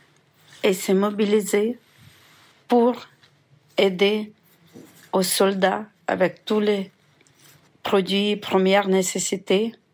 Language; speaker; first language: French; non-native, fluent; Ukrainian